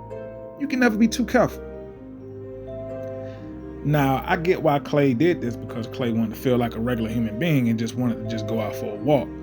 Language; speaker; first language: English; native; English